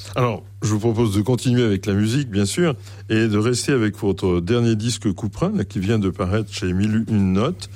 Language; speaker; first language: French; native; French